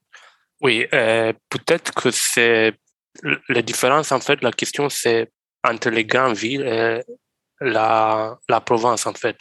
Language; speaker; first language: French; non-native, learner; Romanian